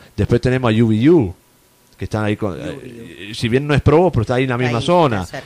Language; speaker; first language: Spanish; native; Spanish